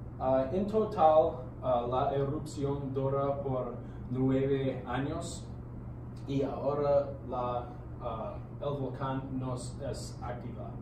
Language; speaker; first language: Spanish; non-native, learner; English